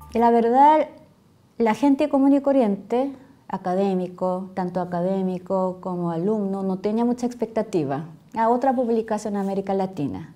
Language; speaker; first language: Spanish; non-native, fluent; Korean